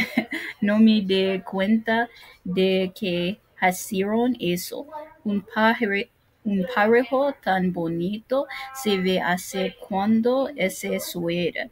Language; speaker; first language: Spanish; non-native, learner; English